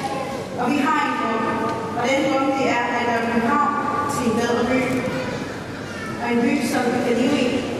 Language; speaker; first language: Danish; non-native, fluent; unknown